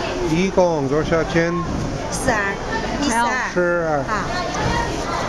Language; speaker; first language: Chinese; non-native, learner; English